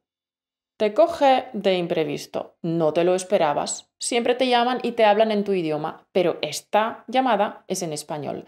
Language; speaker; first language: Spanish; native; Spanish